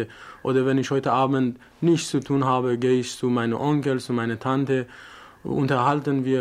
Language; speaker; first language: German; non-native, learner; Persian